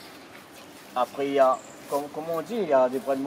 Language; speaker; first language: French; non-native, local second language; Réunion Creole French